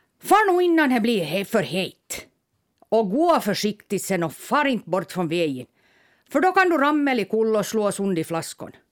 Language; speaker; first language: Swedish; native; Swedish